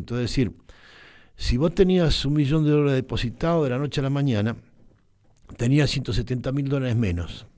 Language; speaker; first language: Spanish; native; Spanish